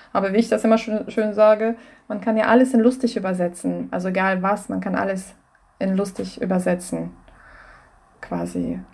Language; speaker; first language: German; non-native, fluent; Russian